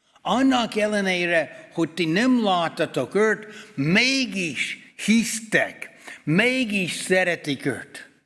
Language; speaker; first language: Hungarian; non-native, fluent; English